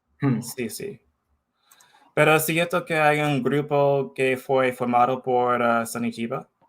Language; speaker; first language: Spanish; non-native, fluent; English